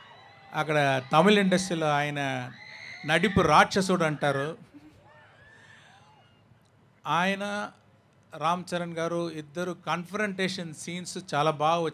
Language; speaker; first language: Telugu; non-native, fluent; Tamil